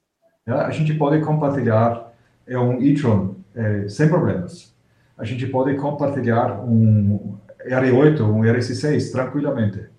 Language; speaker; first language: Portuguese; non-native, fluent; German